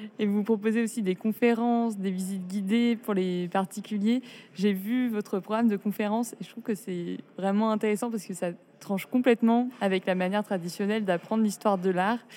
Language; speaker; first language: French; native; French